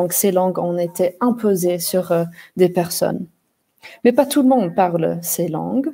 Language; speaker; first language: French; non-native, fluent; English